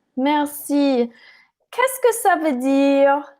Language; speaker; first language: French; non-native, fluent; English